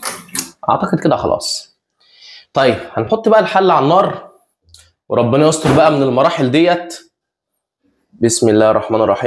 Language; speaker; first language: Arabic; native; Arabic